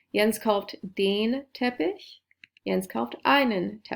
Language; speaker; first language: German; non-native, fluent; English